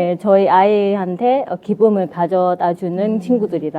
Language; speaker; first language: Korean; non-native, fluent; Vietnamese